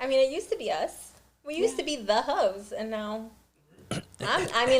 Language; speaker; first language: English; native; English